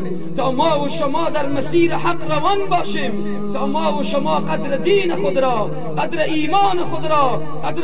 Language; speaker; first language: Persian; native; Persian